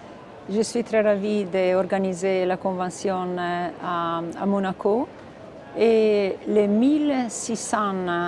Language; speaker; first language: French; non-native, fluent; Italian